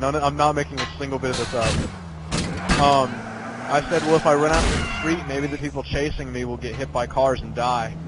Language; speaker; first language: English; native; English